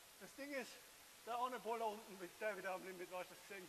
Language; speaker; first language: German; native; German